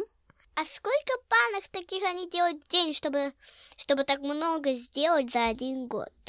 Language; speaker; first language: Russian; early bilingual, heritage; Russian